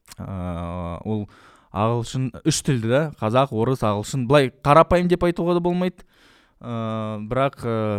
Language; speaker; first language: Kazakh; non-native, local second language; Russian